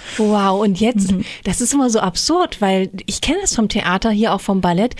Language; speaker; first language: German; native; German